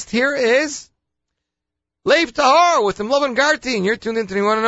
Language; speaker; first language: English; native; English